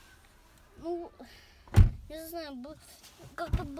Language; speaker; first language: Russian; early bilingual, heritage; Russian